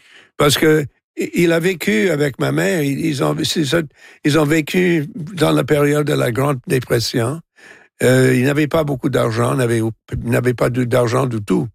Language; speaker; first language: French; non-native, local second language; English